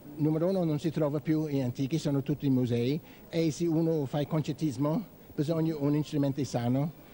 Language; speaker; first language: Italian; non-native, fluent; English